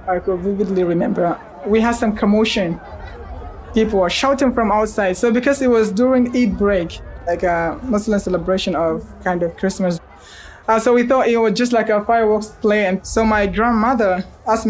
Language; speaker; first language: English; non-native, local second language; Hausa